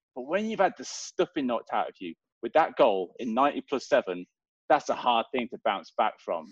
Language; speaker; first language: English; native; English